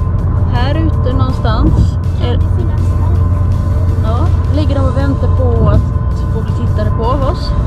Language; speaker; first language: Swedish; native; Swedish